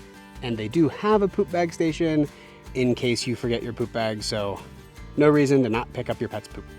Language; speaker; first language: English; native; English